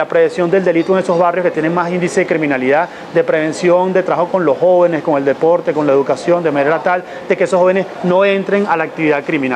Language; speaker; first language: Spanish; native; Spanish